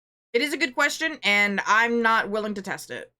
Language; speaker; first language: English; native; English